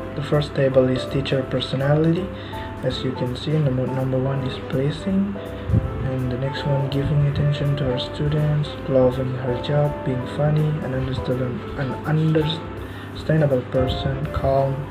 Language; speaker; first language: English; non-native, learner; Indonesian